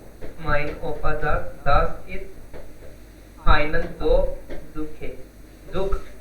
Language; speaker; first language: German; non-native, learner; Hindi